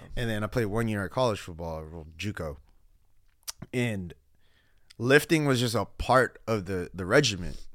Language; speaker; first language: English; early bilingual, other home language; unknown